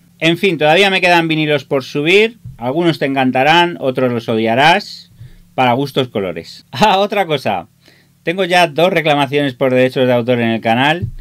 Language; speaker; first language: Spanish; native; Spanish